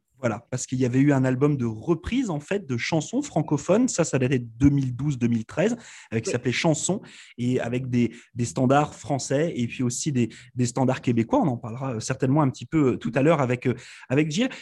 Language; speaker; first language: French; native; French